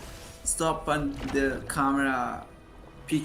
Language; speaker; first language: English; non-native, learner; Hindi